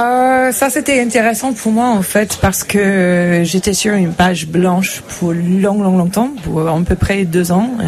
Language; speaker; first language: French; non-native, fluent; English